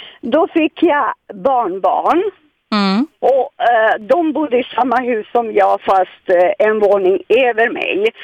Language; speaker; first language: Swedish; non-native, fluent; Serbian